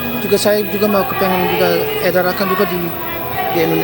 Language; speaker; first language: Indonesian; early bilingual, heritage; Indonesian